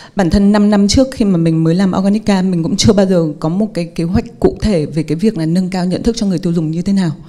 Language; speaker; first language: Vietnamese; native; Vietnamese